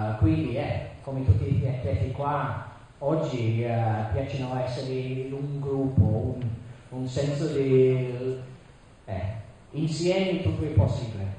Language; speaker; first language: Italian; non-native, learner; English